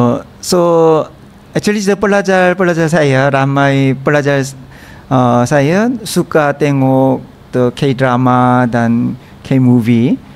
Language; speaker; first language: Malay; non-native, learner; Korean